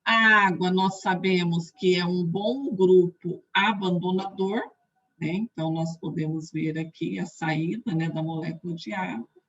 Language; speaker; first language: Portuguese; native; Portuguese